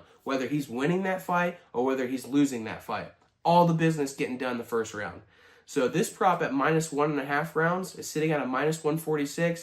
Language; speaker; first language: English; native; English